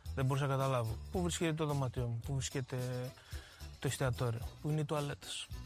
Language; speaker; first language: Greek; early bilingual, other home language; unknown